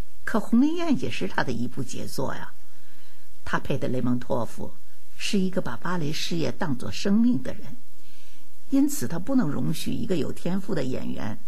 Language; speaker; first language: Chinese; native; Chinese